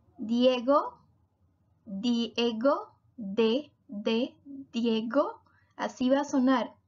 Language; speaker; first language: Spanish; non-native, fluent; Portuguese